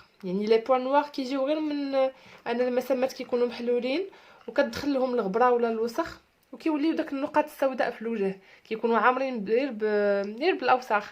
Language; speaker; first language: Arabic; native; Arabic